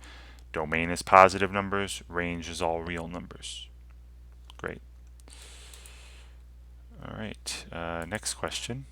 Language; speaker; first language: English; native; English